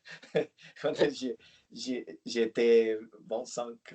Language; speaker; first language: French; non-native, learner; English